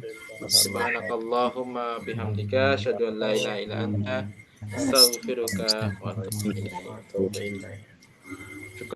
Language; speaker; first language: Arabic; non-native, fluent; Indonesian